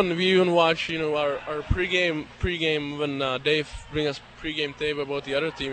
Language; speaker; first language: English; non-native, fluent; Czech